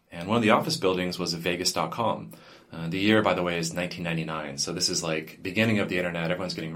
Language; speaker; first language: English; native; English